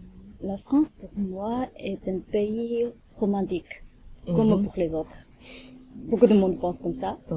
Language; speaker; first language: French; non-native, learner; Chinese